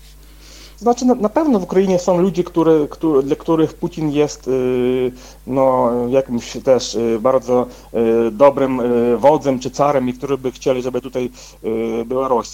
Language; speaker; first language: Polish; non-native, fluent; Ukrainian